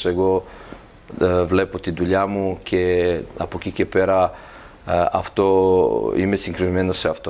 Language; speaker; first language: Greek; non-native, fluent; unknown